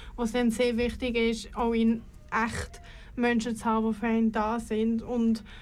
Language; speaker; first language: German; native; German